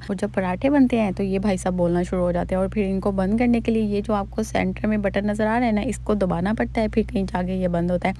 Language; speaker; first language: Hindi; non-native, local second language; Punjabi